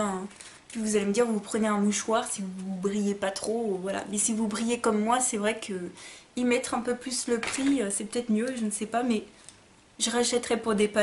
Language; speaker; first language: French; native; French